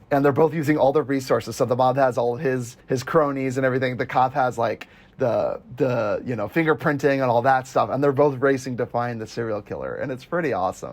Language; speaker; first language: English; native; English